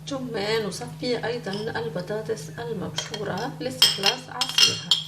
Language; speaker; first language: Arabic; native; Arabic